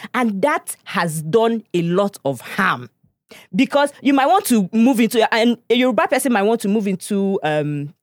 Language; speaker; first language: English; non-native, local second language; Igbo